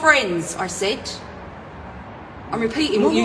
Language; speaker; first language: English; native; English